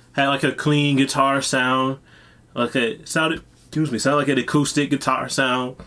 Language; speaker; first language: English; native; English